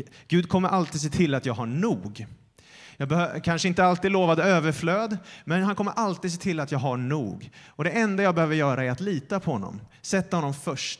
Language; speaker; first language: Swedish; native; Swedish